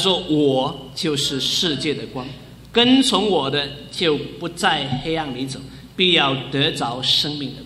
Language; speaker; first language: Chinese; native; Chinese